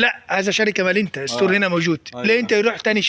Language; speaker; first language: Arabic; native; Arabic